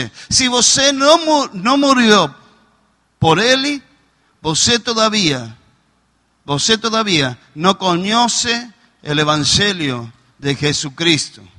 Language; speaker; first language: Portuguese; non-native, learner; Spanish